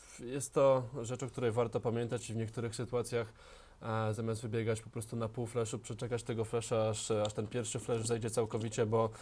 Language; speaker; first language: Polish; native; Polish